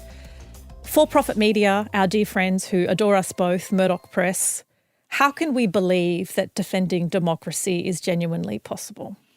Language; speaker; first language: English; native; English